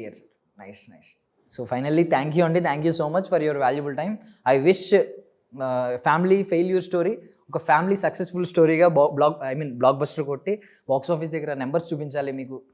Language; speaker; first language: Telugu; native; Telugu